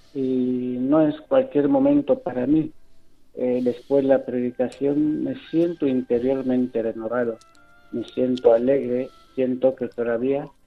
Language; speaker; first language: Spanish; non-native, local second language; Fang